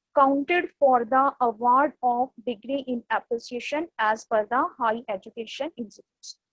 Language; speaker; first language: English; non-native, local second language; Punjabi